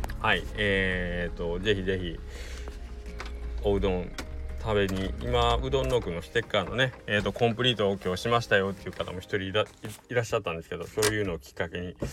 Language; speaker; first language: Japanese; native; Japanese